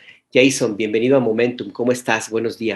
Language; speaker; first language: Spanish; native; Spanish